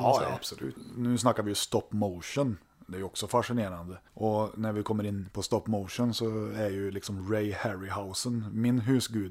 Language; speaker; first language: Swedish; native; Swedish